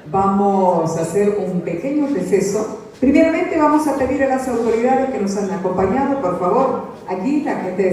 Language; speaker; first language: Spanish; native; Spanish